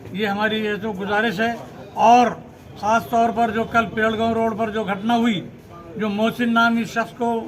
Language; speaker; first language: Hindi; non-native, local second language; Urdu